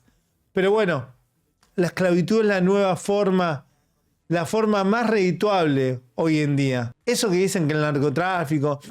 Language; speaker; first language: Spanish; native; Spanish